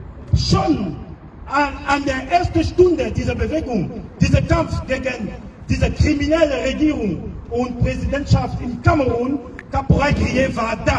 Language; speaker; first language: German; non-native, fluent; French